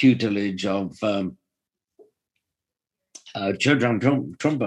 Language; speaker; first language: English; native; English